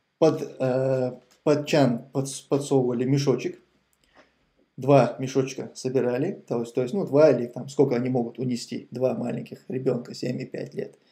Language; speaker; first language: Russian; non-native, local second language; Chechen